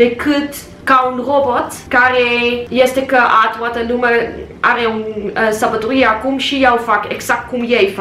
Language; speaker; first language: Romanian; non-native, learner; English